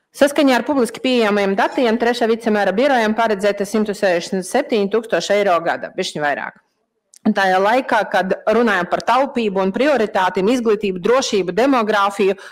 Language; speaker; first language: Latvian; non-native, local second language; Russian